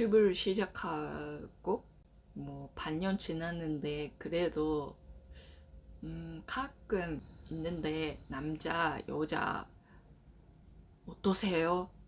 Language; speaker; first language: Korean; non-native, learner; Japanese